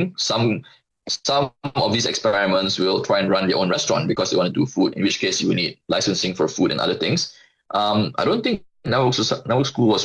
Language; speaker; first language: English; non-native, local second language; Malay